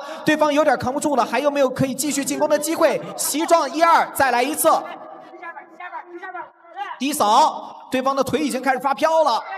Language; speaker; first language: Chinese; native; Chinese